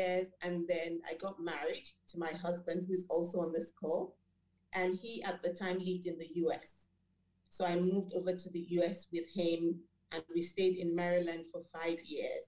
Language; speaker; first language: English; non-native, local second language; Yoruba